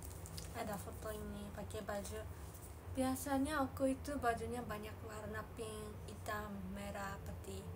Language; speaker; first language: Indonesian; non-native, learner; Japanese